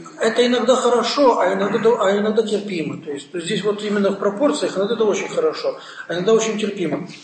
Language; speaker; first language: Russian; non-native, local second language; Ukrainian